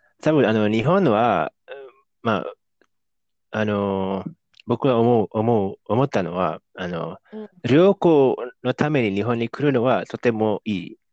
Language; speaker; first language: Japanese; non-native, fluent; Indonesian